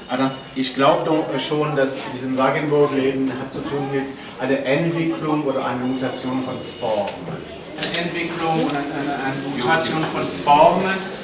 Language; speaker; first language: German; non-native, fluent; French